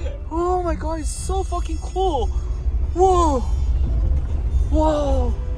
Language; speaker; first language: English; non-native, learner; Korean